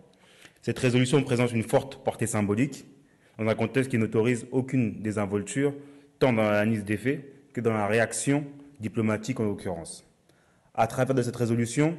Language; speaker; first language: French; native; French